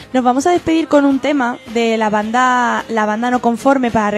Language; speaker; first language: Spanish; native; Spanish